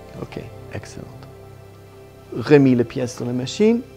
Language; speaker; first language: French; non-native, learner; Italian